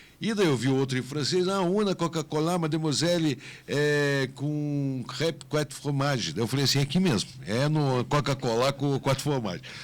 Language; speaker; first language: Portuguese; native; Portuguese